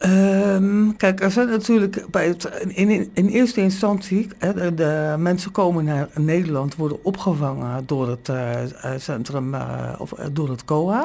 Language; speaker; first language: Dutch; native; Dutch